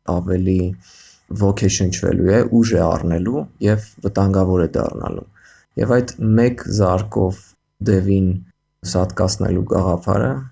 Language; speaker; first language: Armenian; native; Armenian